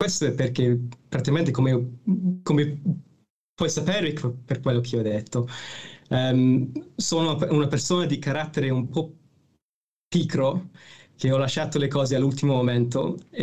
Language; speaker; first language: Italian; non-native, fluent; English